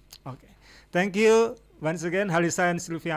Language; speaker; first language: English; non-native, fluent; Indonesian